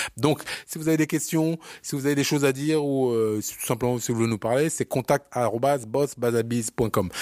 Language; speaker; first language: French; early bilingual, other home language; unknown